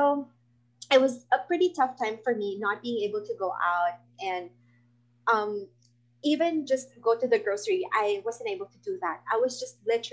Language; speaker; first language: English; non-native, local second language; Filipino